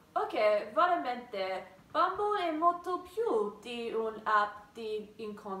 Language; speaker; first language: Italian; early bilingual, heritage; English